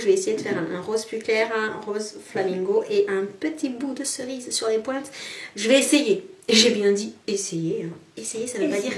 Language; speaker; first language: French; native; French